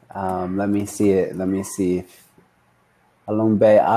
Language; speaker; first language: English; native; English